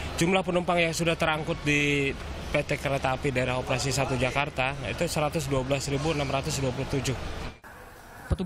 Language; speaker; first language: Indonesian; native; Indonesian